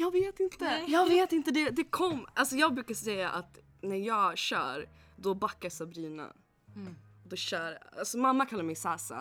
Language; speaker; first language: Swedish; early bilingual, other home language; English